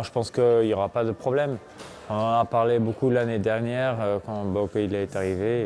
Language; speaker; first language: French; non-native, local second language; Luxembourgish